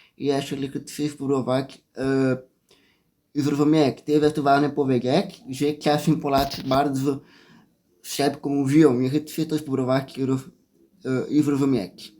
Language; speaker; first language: Polish; non-native, learner; Portuguese